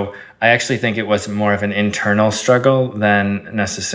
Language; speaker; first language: English; early bilingual, other home language; Arabic